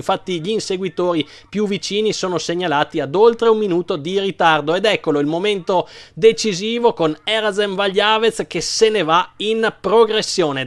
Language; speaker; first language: Italian; native; Italian